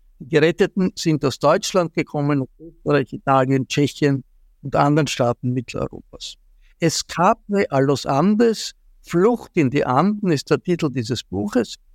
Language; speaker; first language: German; native; German